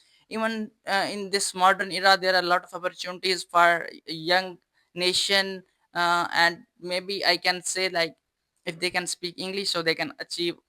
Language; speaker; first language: English; non-native, fluent; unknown